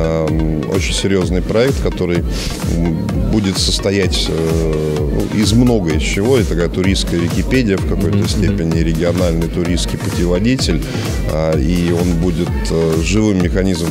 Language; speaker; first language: Russian; native; Russian